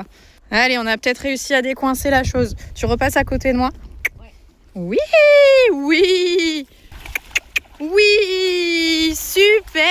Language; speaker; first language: French; native; French